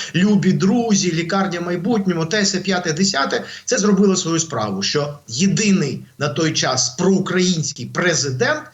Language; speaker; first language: Ukrainian; non-native, local second language; Russian